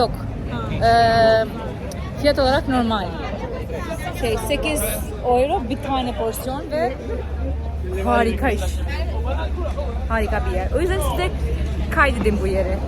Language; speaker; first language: Turkish; non-native, fluent; Albanian